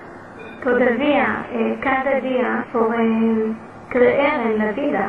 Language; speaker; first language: Spanish; non-native, learner; Hebrew